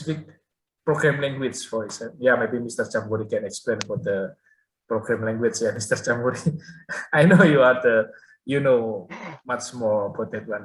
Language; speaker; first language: English; non-native, learner; Indonesian